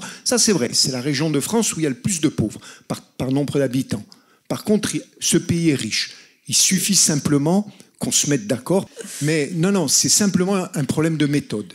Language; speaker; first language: French; native; French